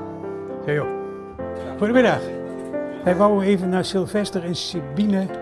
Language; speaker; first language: Dutch; native; Dutch